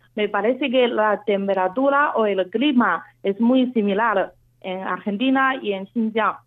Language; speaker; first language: Spanish; non-native, fluent; Chinese